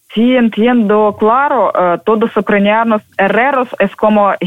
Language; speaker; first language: Spanish; non-native, learner; Ukrainian